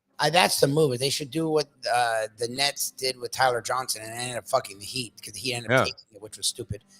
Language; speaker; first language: English; native; English